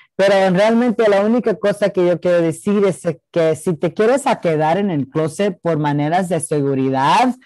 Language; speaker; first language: Spanish; early bilingual, heritage; Spanish